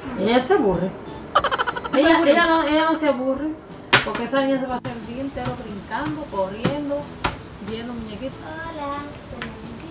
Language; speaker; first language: Spanish; native; Spanish